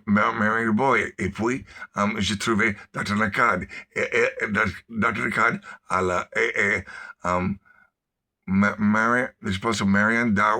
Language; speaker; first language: French; non-native, learner; English